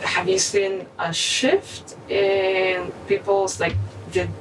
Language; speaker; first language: English; non-native, fluent; Slovenian